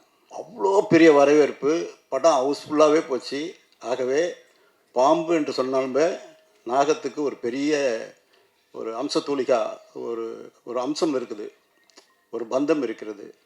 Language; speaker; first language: Tamil; native; Tamil